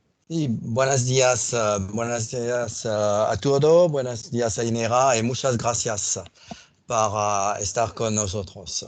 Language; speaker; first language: Spanish; non-native, fluent; French